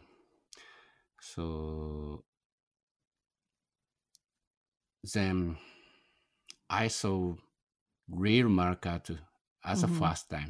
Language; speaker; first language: English; non-native, learner; Japanese